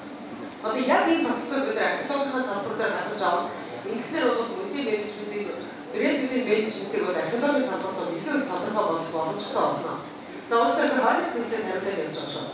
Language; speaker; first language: Mongolian; native; Mongolian